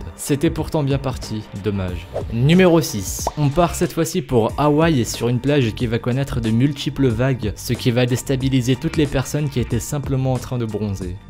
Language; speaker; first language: French; native; French